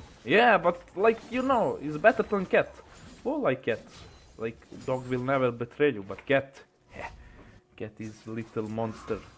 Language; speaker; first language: English; non-native, learner; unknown